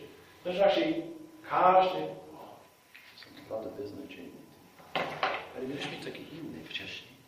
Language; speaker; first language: Polish; non-native, fluent; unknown